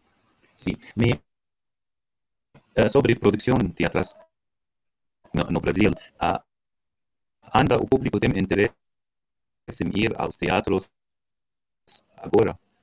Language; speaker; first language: Portuguese; non-native, learner; Arabic